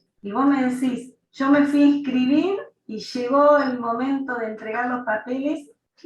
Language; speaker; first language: Spanish; native; Spanish